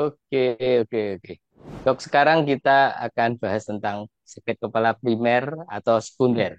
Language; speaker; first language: Indonesian; native; Indonesian